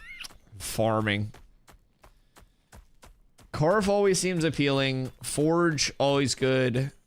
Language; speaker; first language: English; native; English